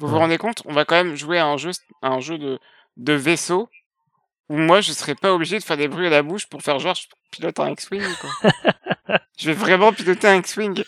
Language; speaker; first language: French; native; French